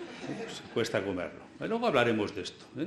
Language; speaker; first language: Spanish; native; Spanish